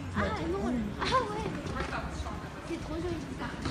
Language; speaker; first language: French; native; French